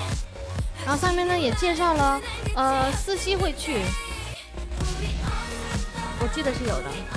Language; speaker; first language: Chinese; native; Chinese